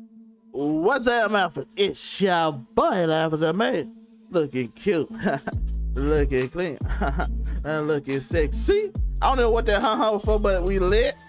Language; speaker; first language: English; native; English